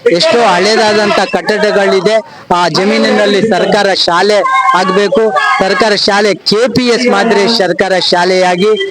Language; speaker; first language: Kannada; non-native, local second language; Lambadi